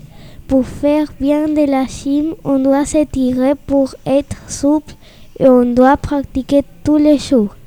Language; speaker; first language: French; non-native, learner; Spanish